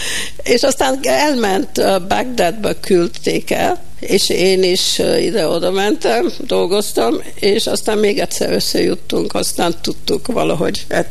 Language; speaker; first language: Hungarian; early bilingual, heritage; Hungarian